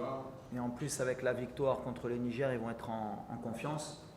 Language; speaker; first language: French; early bilingual, other home language; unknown